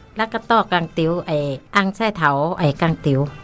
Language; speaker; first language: Min Nan Chinese; non-native, learner; Northeastern Thai